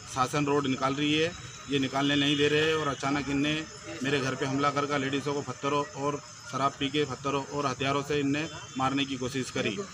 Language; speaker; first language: Hindi; native; Hindi